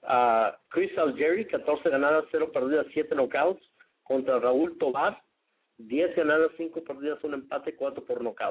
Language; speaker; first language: Spanish; native; Spanish